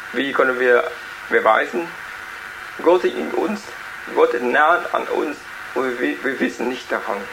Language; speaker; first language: German; non-native, learner; Vietnamese